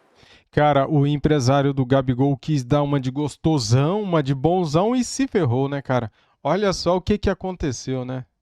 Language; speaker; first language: Portuguese; native; Portuguese